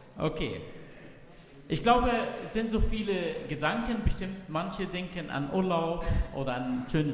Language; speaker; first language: German; non-native, fluent; Arabic